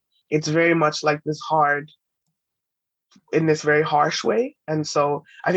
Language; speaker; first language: English; native; English